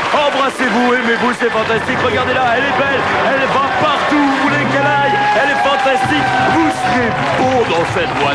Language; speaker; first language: French; native; French